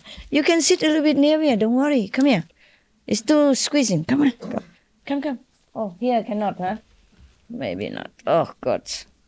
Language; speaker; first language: English; non-native, fluent; Vietnamese